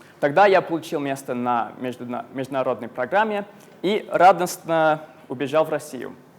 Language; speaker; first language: Russian; non-native, fluent; English